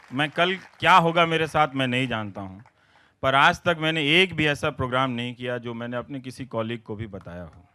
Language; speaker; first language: Hindi; non-native, local second language; Bhojpuri